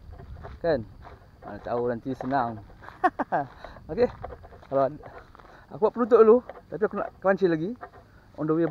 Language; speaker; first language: Malay; native; Malay